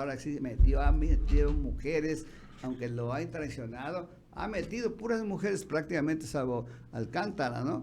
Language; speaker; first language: Spanish; native; Spanish